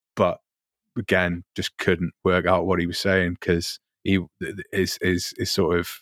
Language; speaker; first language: English; native; English